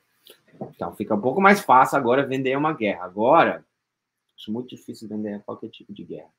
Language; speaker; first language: Portuguese; non-native, fluent; English